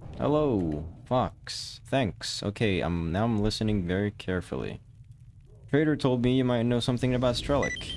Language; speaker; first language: English; non-native, local second language; Filipino